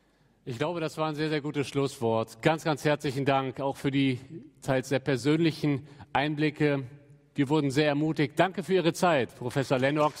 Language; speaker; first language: German; native; German